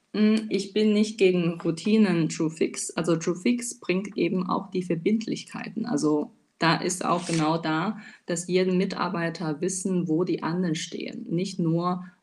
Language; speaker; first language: German; non-native, fluent; Chinese